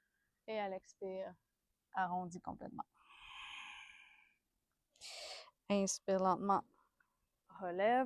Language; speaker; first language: French; native; French